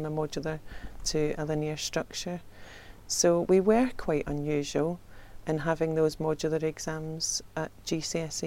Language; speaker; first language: English; native; English